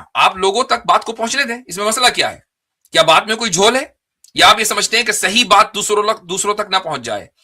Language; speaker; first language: Urdu; native; Urdu